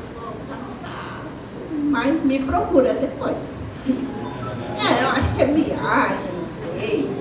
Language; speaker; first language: Portuguese; non-native, local second language; Guarani